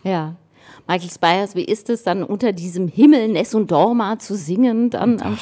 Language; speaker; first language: German; native; German